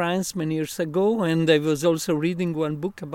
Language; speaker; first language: English; non-native, learner; Italian